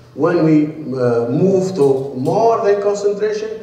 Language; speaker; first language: English; non-native, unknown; Arabic